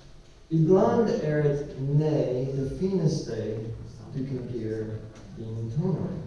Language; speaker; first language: Swedish; non-native, learner; English